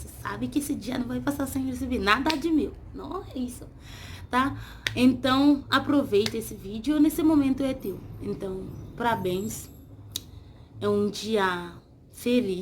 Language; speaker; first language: Portuguese; non-native, learner; Haitian Creole